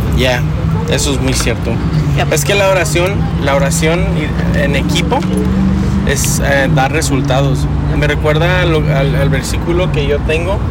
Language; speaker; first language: Spanish; early bilingual, heritage; Spanish